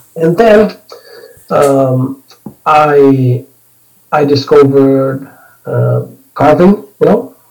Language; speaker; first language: English; non-native, fluent; Spanish